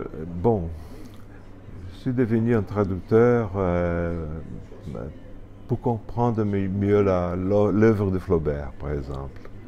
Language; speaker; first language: French; non-native, fluent; Portuguese